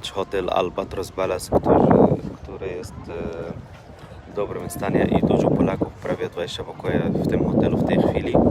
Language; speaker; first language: Polish; non-native, learner; Arabic